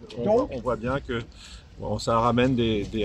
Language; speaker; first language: French; native; French